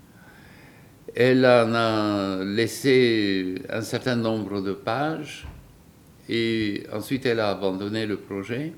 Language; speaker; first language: French; non-native, fluent; Bulgarian